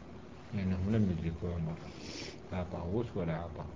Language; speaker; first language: Arabic; native; Arabic